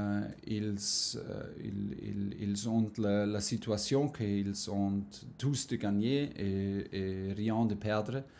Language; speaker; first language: French; non-native, fluent; German